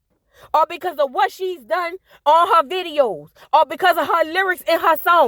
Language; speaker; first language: English; native; English